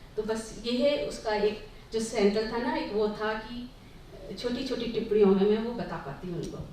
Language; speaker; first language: Hindi; native; Hindi